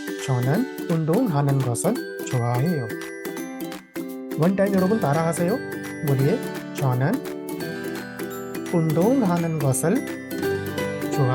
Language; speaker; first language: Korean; non-native, fluent; Hindi